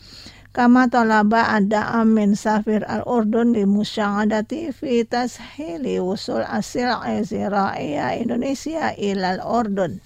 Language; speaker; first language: Arabic; non-native, fluent; Indonesian